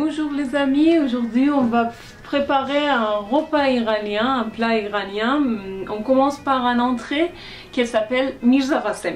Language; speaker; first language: French; non-native, fluent; Persian